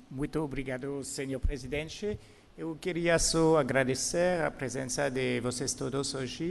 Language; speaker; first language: Portuguese; non-native, fluent; French